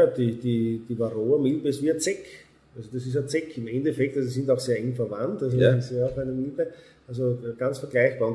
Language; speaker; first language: German; native; German